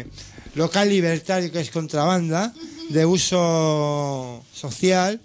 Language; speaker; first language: Spanish; native; Spanish